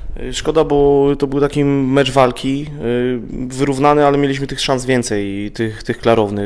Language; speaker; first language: Polish; native; Polish